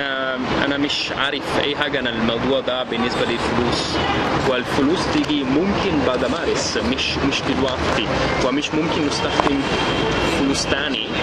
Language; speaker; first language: Arabic; non-native, fluent; Italian